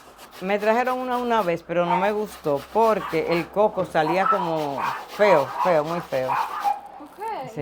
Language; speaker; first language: Spanish; native; Spanish